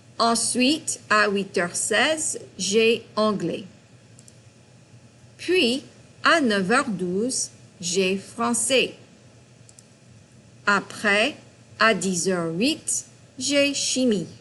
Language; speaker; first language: French; non-native, fluent; English